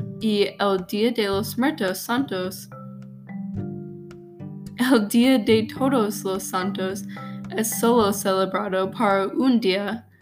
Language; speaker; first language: Spanish; non-native, learner; English